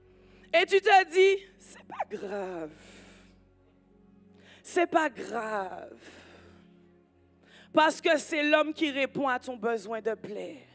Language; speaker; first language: French; native; French